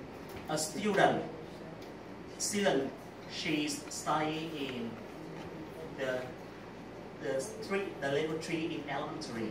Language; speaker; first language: English; non-native, learner; Vietnamese